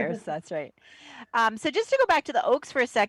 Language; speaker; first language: English; native; English